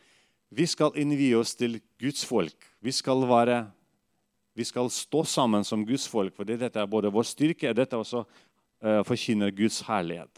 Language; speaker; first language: Norwegian; non-native, fluent; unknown